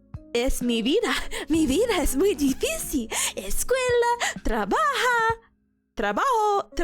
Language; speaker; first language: Spanish; non-native, learner; English